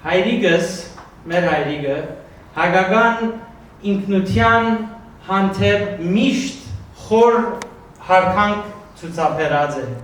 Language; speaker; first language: Armenian; early bilingual, heritage; Armenian